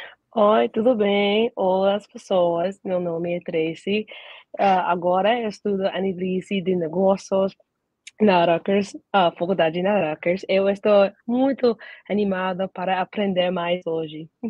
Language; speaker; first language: Portuguese; early bilingual, heritage; Portuguese